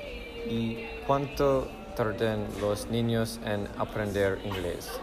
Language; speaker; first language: Spanish; non-native, learner; English